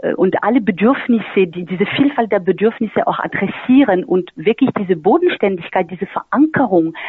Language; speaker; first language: German; non-native, fluent; French